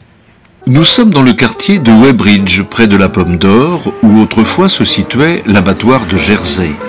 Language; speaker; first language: French; native; French